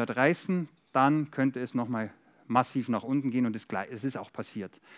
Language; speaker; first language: German; native; German